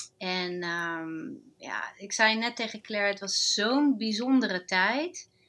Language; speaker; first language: Dutch; non-native, fluent; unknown